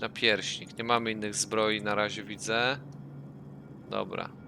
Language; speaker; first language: Polish; native; Polish